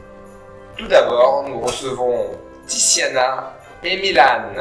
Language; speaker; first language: French; native; French